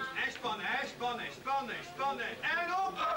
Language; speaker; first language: Dutch; native; Dutch